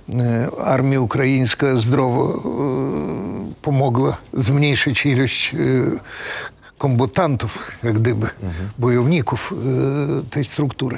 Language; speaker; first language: Polish; non-native, fluent; Russian